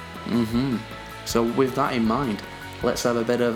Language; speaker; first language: English; native; English